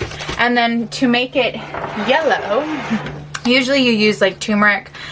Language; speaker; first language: English; native; English